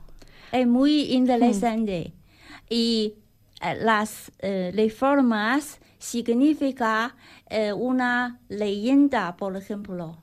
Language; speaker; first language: Spanish; non-native, learner; Chinese